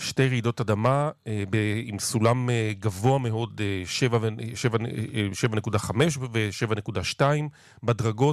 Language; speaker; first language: Hebrew; native; Hebrew